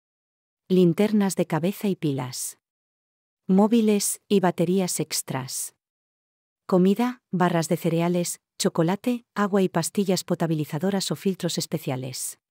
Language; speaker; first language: Spanish; native; Spanish